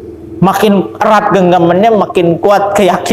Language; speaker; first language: Malay; native; Malay